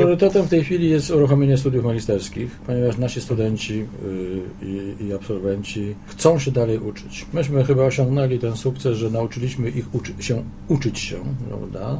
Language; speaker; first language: Polish; native; Polish